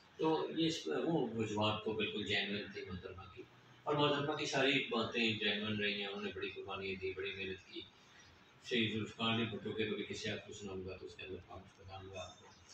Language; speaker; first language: Urdu; native; Urdu